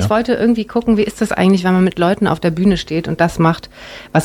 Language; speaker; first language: German; native; German